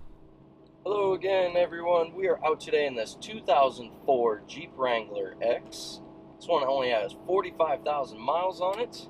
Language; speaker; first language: English; native; English